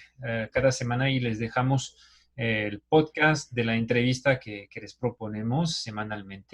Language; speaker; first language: Spanish; native; Spanish